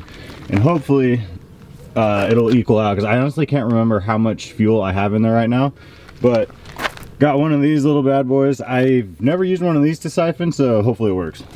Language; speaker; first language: English; native; English